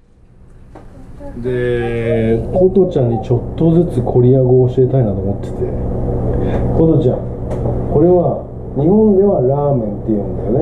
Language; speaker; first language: Japanese; native; Japanese